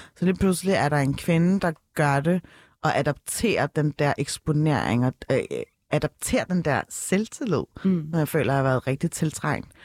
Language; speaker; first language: Danish; early bilingual, other home language; Turkish